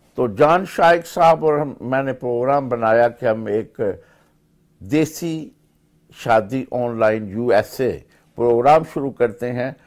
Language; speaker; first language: Urdu; native; Urdu